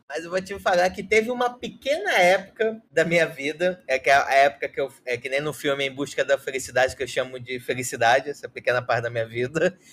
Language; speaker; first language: Portuguese; native; Portuguese